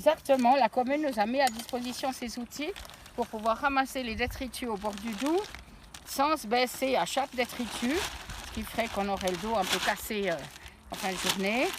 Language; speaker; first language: French; native; French